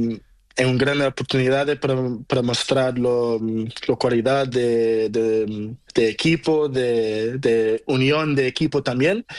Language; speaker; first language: Spanish; non-native, learner; Portuguese